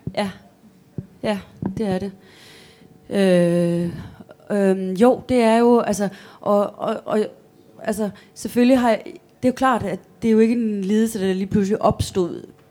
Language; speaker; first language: Danish; native; Danish